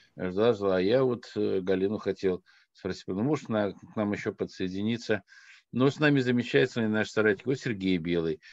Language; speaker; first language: Russian; non-native, local second language; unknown